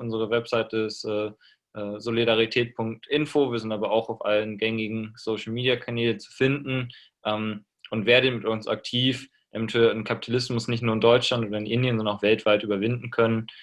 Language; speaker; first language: German; native; German